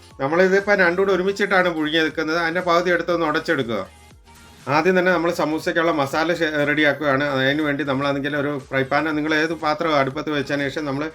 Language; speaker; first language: Malayalam; native; Malayalam